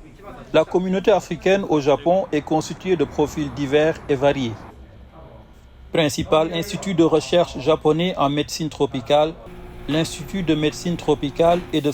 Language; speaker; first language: French; native; French